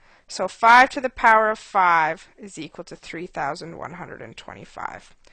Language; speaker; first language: English; native; English